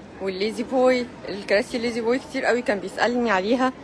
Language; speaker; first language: Arabic; native; Arabic